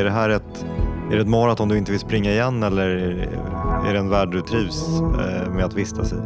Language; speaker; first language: Swedish; native; Swedish